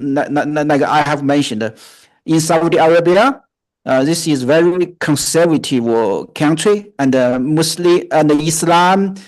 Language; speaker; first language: English; non-native, fluent; Chinese